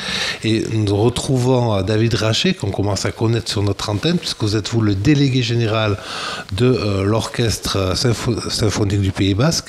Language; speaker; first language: French; native; French